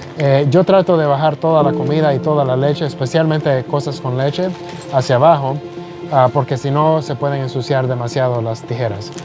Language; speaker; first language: Spanish; early bilingual, heritage; Spanish